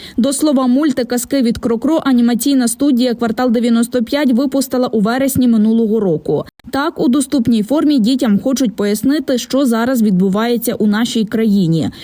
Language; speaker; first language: Ukrainian; native; Ukrainian